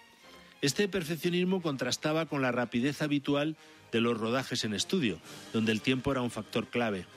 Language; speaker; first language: Spanish; native; Spanish